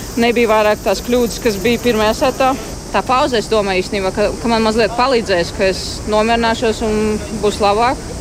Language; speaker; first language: Latvian; non-native, local second language; Russian